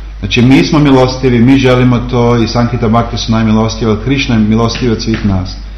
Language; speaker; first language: Serbian; native; Serbian